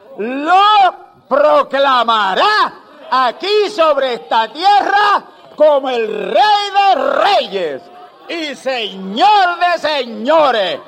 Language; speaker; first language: Spanish; native; Spanish